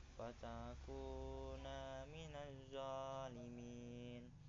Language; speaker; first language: Arabic; non-native, learner; Indonesian